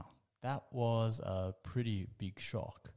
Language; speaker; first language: English; native; English